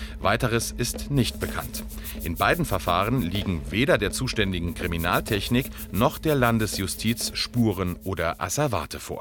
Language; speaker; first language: German; native; German